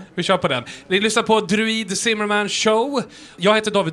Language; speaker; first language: Swedish; native; Swedish